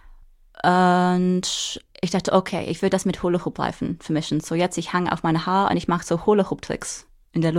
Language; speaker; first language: German; non-native, fluent; English